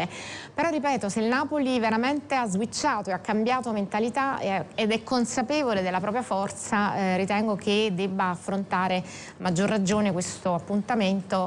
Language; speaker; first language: Italian; native; Italian